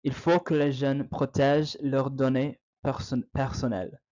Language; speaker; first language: French; non-native, learner; English